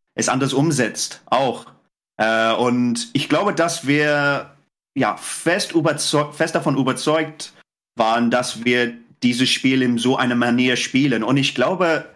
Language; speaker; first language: German; non-native, fluent; English